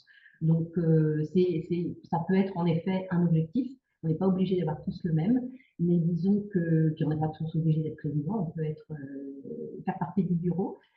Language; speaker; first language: French; native; French